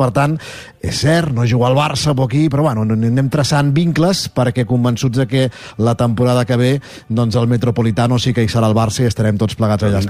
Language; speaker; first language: Catalan; native; Catalan